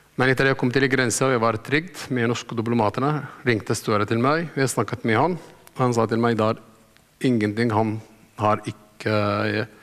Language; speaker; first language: Norwegian; non-native, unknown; Arabic